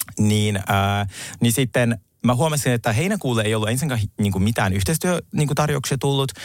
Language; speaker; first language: Finnish; early bilingual, other home language; Russian